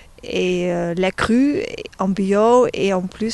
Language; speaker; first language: French; non-native, learner; Dutch